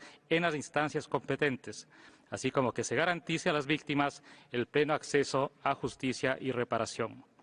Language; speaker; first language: Spanish; native; Spanish